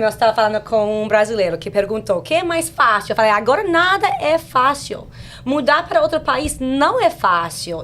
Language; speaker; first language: Portuguese; non-native, fluent; English